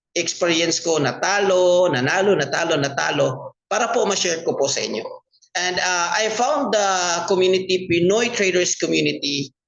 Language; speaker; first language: Filipino; non-native, local second language; Cebuano